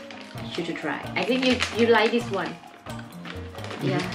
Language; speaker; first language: English; non-native, learner; Thai